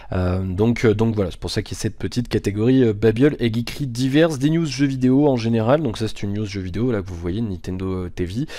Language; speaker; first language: French; native; French